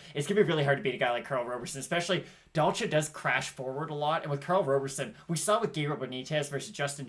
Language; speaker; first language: English; native; English